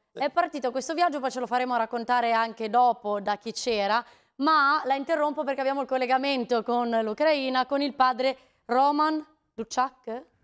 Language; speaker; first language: Italian; native; Italian